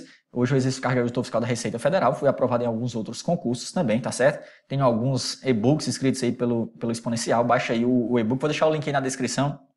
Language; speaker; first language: Portuguese; native; Portuguese